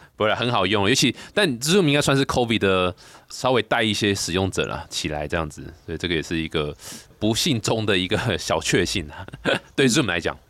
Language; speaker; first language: Chinese; native; Chinese